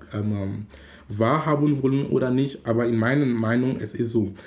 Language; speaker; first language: German; non-native, fluent; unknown